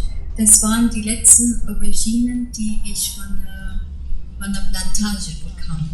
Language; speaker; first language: German; non-native, fluent; Arabic